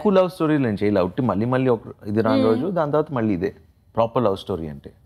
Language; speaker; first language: Telugu; native; Telugu